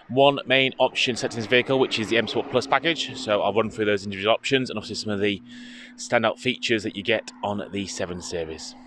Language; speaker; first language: English; native; English